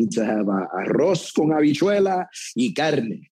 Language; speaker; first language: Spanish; early bilingual, heritage; Spanish